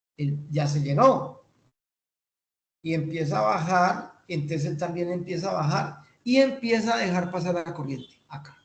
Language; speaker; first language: Spanish; native; Spanish